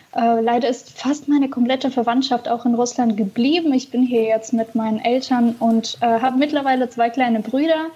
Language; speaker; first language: German; early bilingual, other home language; Russian